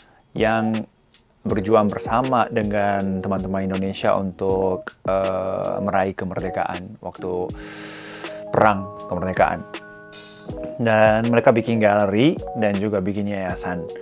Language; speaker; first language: Indonesian; non-native, fluent; Japanese